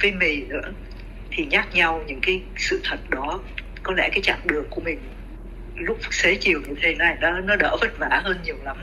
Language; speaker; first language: Vietnamese; native; Vietnamese